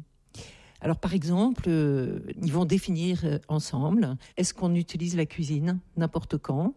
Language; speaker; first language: French; native; French